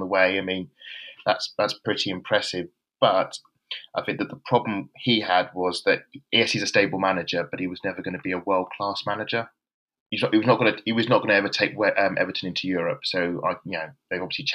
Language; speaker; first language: English; native; English